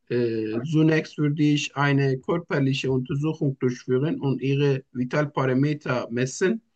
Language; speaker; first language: German; non-native, learner; Turkish